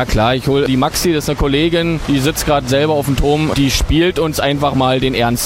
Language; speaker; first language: German; native; German